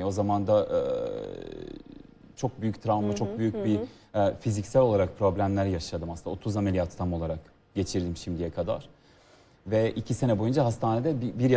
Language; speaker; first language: Turkish; non-native, fluent; Serbian